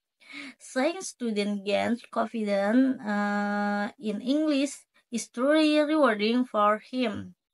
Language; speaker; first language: English; non-native, learner; Indonesian